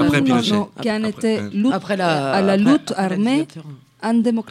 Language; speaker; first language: French; non-native, fluent; Spanish